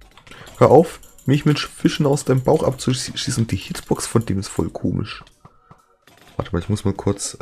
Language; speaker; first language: German; native; German